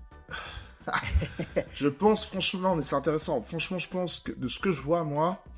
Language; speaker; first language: French; native; French